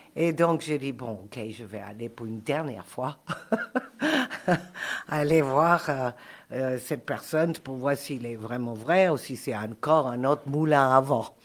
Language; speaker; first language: French; non-native, fluent; Spanish